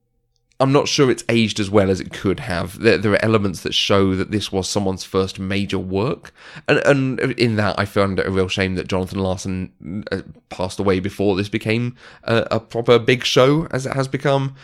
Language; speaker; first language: English; native; English